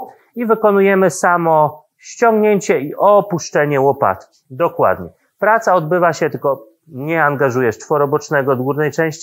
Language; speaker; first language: Polish; native; Polish